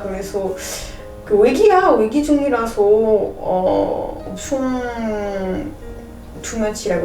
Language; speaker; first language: Korean; non-native, learner; French